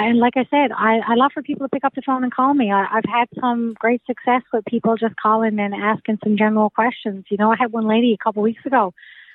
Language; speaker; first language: English; native; English